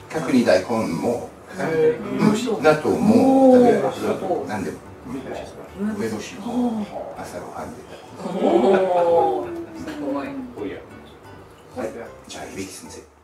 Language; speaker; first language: Japanese; non-native, learner; French